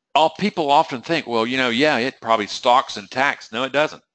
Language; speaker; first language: English; native; English